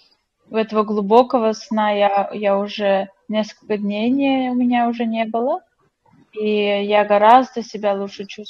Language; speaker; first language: Russian; non-native, fluent; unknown